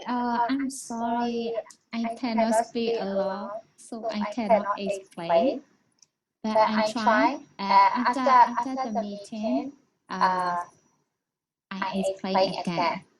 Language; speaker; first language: English; non-native, learner; Burmese